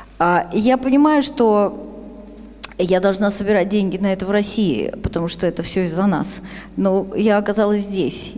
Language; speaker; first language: Russian; native; Russian